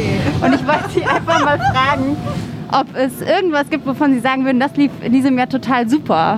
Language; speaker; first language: German; native; German